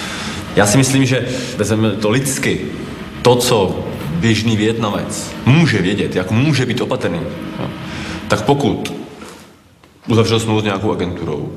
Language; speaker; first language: Czech; native; Czech